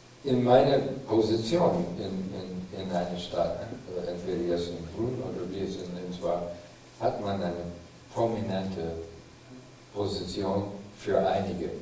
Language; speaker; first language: German; non-native, fluent; English